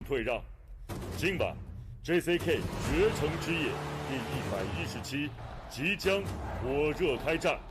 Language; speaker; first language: Chinese; native; Chinese